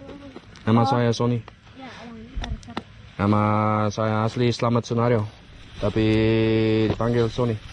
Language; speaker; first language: Indonesian; non-native, learner; Dutch